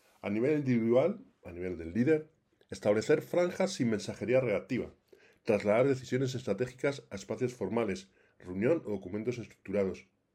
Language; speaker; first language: Spanish; native; Spanish